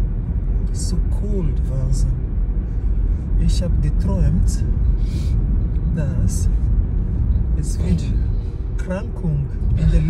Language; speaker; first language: German; non-native, learner; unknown